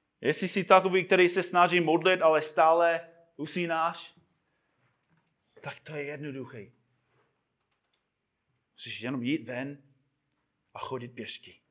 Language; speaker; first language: Czech; non-native, fluent; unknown